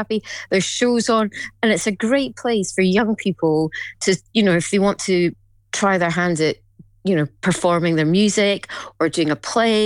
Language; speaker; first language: English; native; English